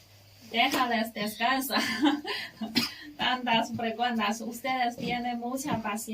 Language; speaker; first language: Spanish; non-native, learner; Chinese